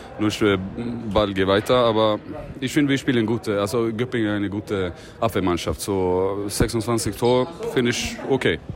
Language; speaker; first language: German; non-native, learner; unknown